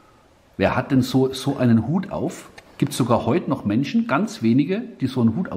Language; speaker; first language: German; native; German